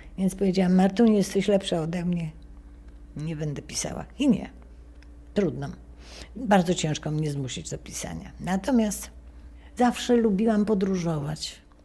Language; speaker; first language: Polish; native; Polish